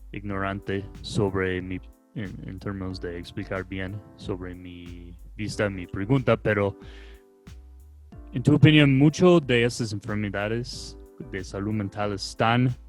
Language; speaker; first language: Spanish; non-native, fluent; English